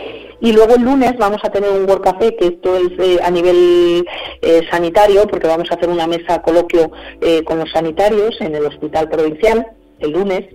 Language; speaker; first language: Spanish; native; Spanish